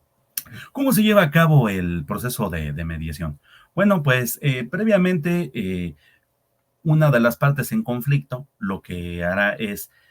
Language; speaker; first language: Spanish; native; Spanish